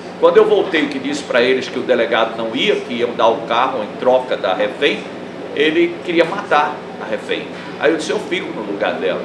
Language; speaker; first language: Portuguese; native; Portuguese